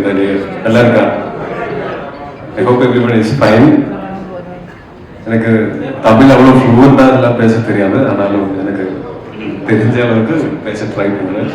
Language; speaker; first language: Tamil; non-native, fluent; Malayalam